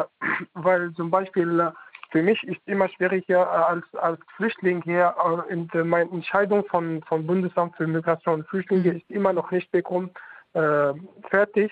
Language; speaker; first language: German; non-native, learner; Arabic